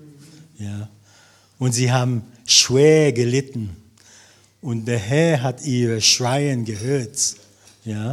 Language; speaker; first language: German; non-native, learner; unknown